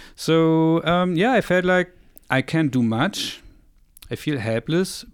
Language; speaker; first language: English; non-native, fluent; German